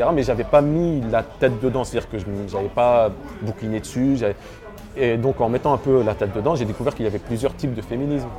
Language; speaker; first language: French; early bilingual, other home language; Arabic